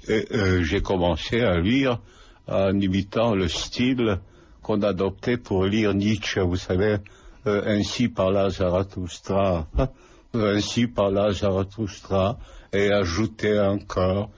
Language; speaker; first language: French; non-native, fluent; Lithuanian